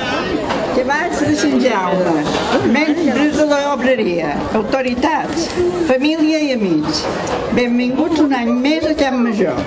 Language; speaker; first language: Catalan; native; Catalan